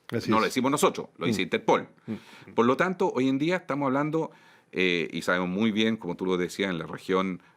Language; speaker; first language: Spanish; native; Spanish